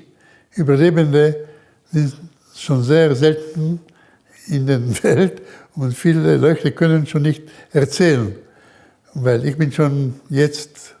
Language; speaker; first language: German; early bilingual, heritage; German